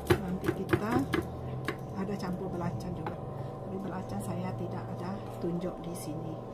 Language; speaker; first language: Malay; non-native, local second language; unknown